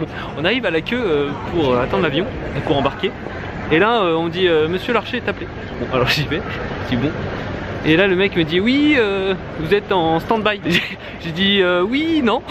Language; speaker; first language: French; native; French